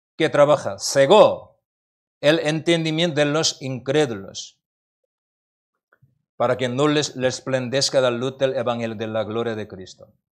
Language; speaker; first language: Spanish; non-native, learner; Korean